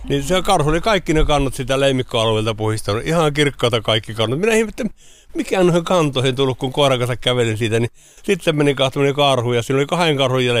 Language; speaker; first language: Finnish; native; Finnish